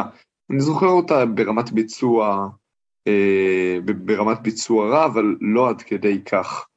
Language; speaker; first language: Hebrew; native; Hebrew